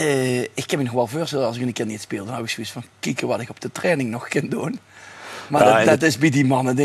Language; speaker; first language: Dutch; native; Dutch